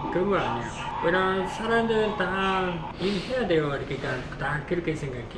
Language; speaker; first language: Korean; non-native, learner; Portuguese